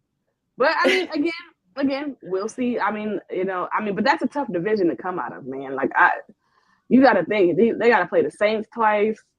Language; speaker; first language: English; native; English